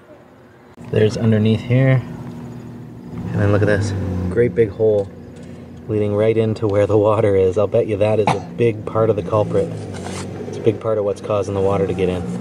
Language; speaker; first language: English; native; English